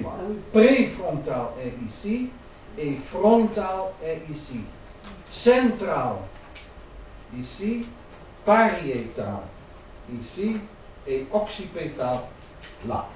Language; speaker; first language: French; non-native, learner; Dutch